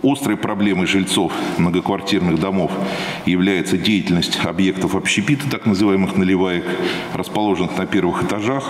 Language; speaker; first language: Russian; native; Russian